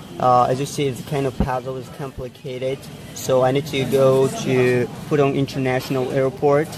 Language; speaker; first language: English; non-native, learner; Tajik